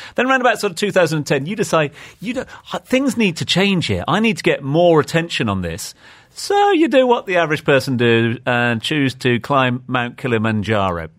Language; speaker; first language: English; native; English